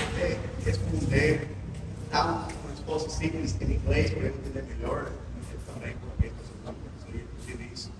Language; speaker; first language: Portuguese; non-native, learner; English